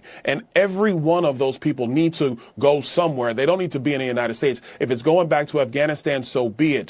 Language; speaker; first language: English; native; English